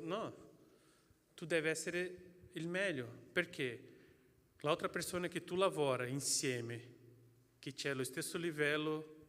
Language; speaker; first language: Italian; non-native, fluent; Portuguese